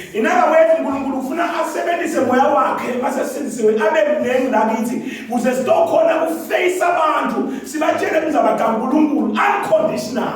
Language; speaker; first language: Zulu; non-native, local second language; Swati